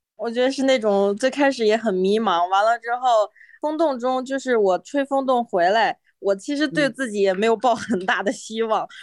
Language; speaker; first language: Chinese; native; Chinese